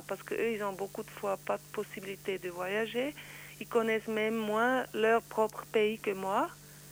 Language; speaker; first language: French; non-native, learner; Swiss German